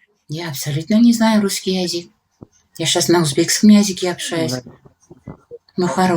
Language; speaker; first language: Russian; non-native, local second language; Uzbek